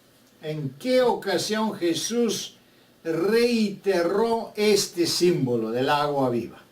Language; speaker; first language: Spanish; non-native, fluent; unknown